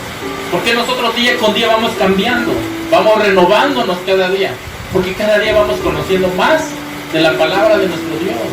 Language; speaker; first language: Spanish; native; Spanish